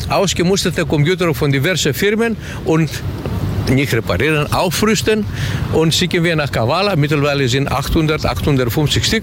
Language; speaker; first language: German; non-native, learner; Greek